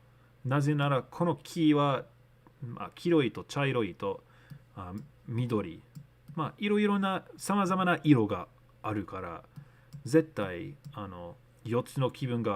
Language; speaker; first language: Japanese; non-native, learner; English